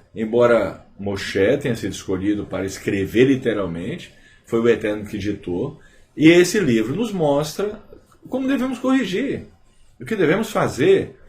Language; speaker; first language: Portuguese; native; Portuguese